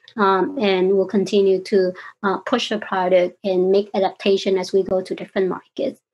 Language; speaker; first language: English; non-native, fluent; Vietnamese